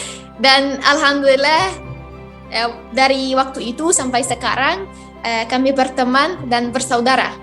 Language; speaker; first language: Indonesian; non-native, fluent; Arabic